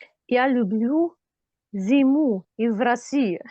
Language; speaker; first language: Russian; non-native, learner; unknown